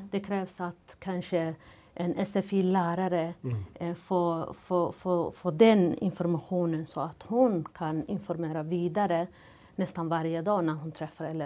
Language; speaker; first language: Swedish; non-native, fluent; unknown